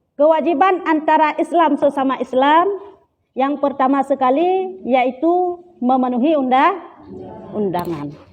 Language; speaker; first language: Malay; non-native, local second language; Achinese